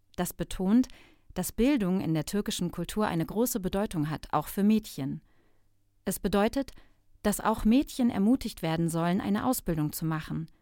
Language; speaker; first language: German; non-native, fluent; Turkish